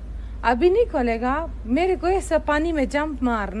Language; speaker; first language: Hindi; non-native, local second language; Pashto